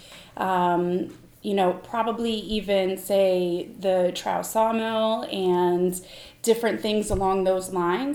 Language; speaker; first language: English; native; English